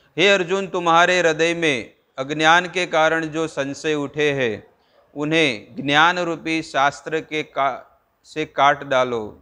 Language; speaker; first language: Hindi; non-native, local second language; Gujarati